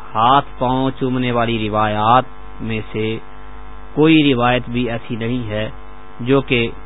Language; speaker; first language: Urdu; non-native, local second language; Punjabi